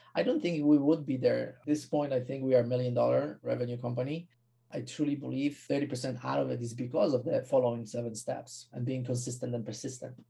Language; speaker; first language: English; non-native, fluent; Polish